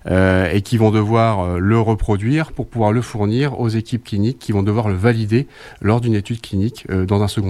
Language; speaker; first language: French; native; French